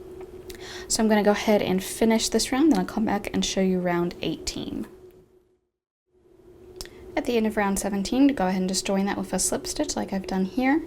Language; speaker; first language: English; native; English